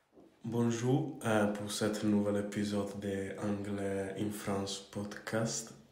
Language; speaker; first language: French; non-native, fluent; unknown